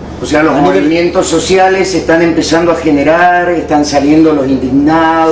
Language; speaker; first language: Spanish; native; Spanish